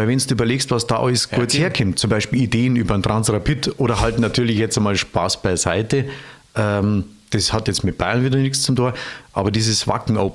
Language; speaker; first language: German; native; German